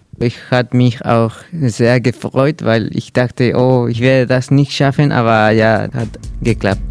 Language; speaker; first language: German; non-native, learner; Spanish